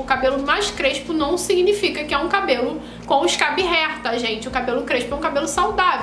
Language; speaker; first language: Portuguese; native; Portuguese